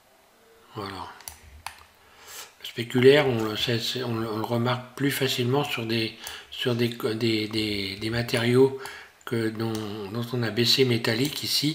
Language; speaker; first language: French; native; French